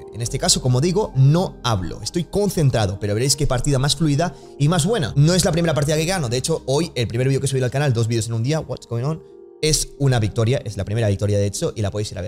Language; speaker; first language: Spanish; native; Spanish